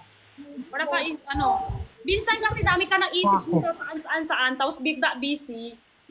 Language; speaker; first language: Filipino; non-native, learner; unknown